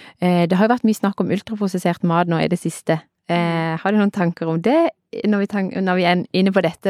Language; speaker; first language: Norwegian; native; Norwegian